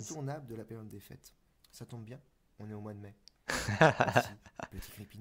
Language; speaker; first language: French; native; French